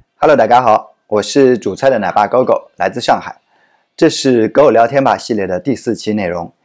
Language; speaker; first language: Chinese; native; Chinese